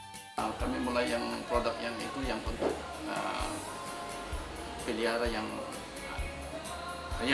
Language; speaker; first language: Indonesian; non-native, fluent; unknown